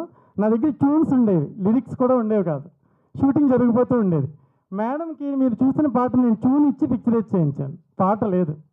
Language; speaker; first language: Telugu; native; Telugu